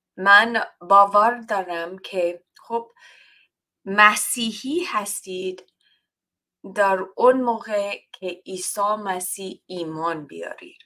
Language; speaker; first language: Persian; non-native, learner; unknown